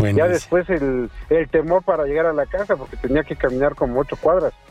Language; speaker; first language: Spanish; native; Spanish